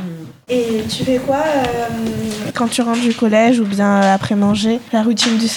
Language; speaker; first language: French; native; French